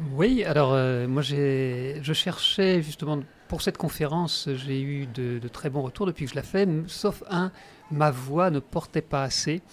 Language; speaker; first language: French; native; French